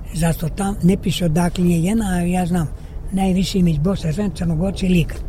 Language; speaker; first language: Croatian; early bilingual, heritage; Croatian